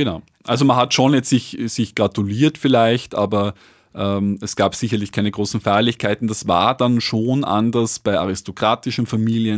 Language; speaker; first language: German; native; German